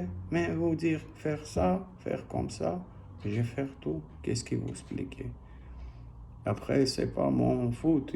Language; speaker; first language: French; non-native, learner; Armenian